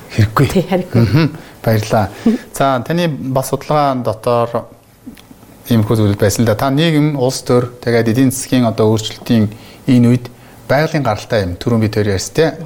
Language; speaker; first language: Mongolian; native; Mongolian